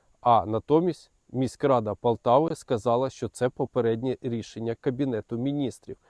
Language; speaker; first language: Ukrainian; native; Ukrainian